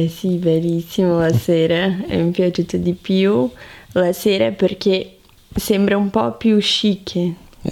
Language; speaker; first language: Italian; non-native, fluent; Portuguese